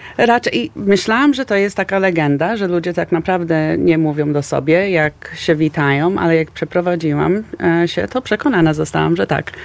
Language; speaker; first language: Polish; early bilingual, heritage; Polish